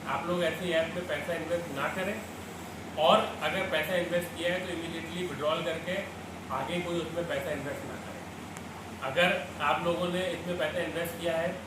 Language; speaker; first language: Hindi; non-native, local second language; Marathi